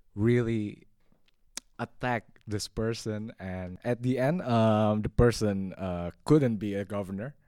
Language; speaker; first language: English; non-native, fluent; Indonesian